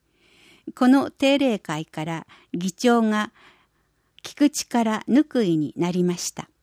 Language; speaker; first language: Japanese; native; Japanese